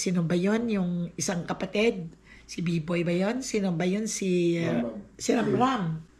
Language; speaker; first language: Filipino; non-native, local second language; Aklanon